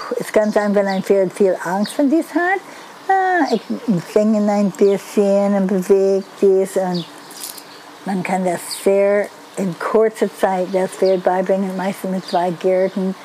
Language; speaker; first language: German; non-native, learner; English